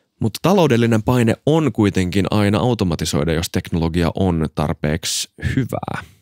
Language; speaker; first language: Finnish; native; Finnish